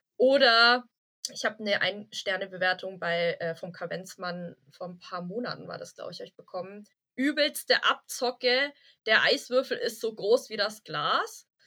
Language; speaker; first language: German; early bilingual, other home language; Vietnamese